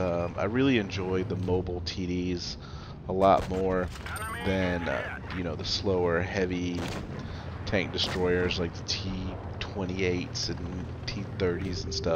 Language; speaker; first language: English; native; English